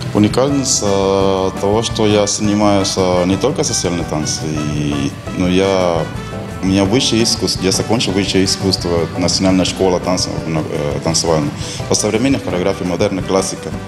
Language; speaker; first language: Russian; non-native, fluent; Spanish